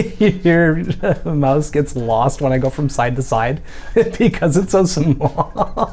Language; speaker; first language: English; native; English